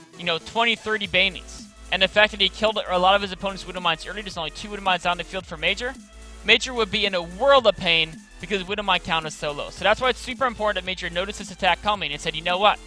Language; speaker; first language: English; native; English